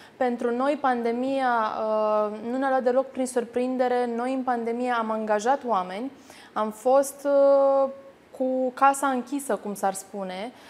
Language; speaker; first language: Romanian; native; Romanian